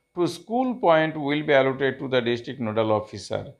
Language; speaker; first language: English; non-native, local second language; Bangla